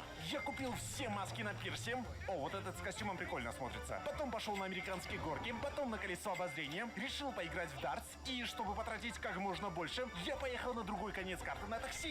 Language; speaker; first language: Russian; native; Russian